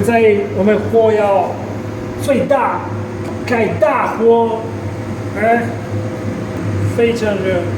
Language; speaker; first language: Chinese; non-native, fluent; Italian